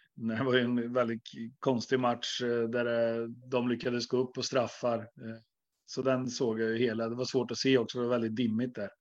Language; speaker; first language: Swedish; native; Swedish